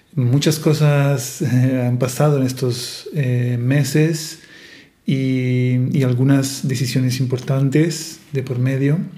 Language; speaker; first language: Spanish; non-native, fluent; Italian